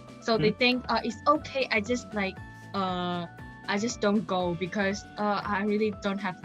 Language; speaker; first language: English; non-native, local second language; Chinese